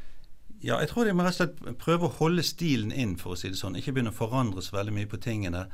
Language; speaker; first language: Norwegian; native; Norwegian